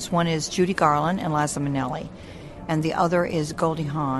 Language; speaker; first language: English; native; English